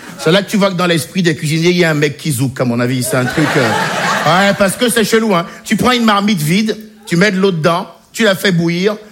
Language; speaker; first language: French; native; French